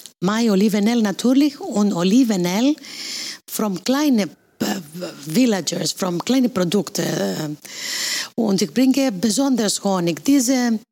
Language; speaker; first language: German; non-native, fluent; Greek